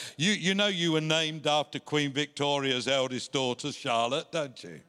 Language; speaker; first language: English; native; English